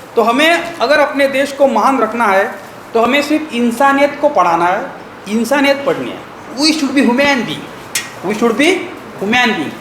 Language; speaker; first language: Hindi; non-native, local second language; Marathi